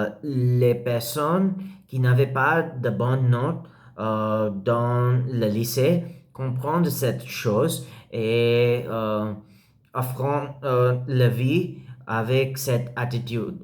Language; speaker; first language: French; non-native, learner; English